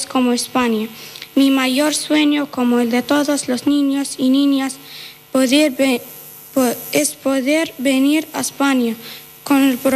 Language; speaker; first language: Spanish; non-native, fluent; Arabic